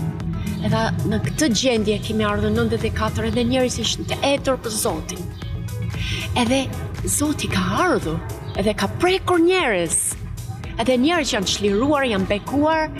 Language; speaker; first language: Albanian; non-native, learner; English